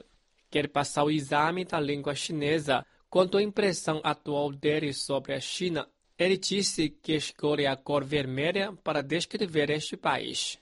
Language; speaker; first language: Portuguese; non-native, fluent; Chinese